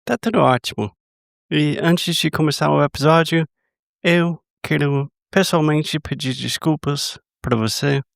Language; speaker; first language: Portuguese; non-native, fluent; English